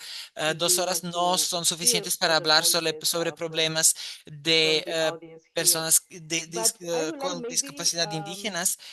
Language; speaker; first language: Spanish; non-native, fluent; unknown